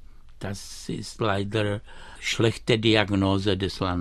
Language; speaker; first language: German; non-native, fluent; Czech